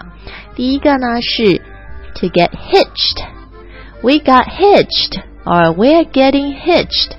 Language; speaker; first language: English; non-native, fluent; Chinese